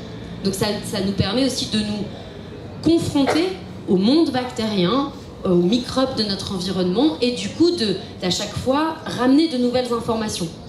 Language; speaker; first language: French; native; French